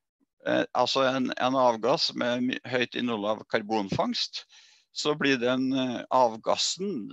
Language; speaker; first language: Norwegian; native; Norwegian